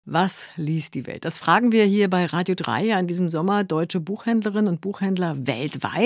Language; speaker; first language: German; native; German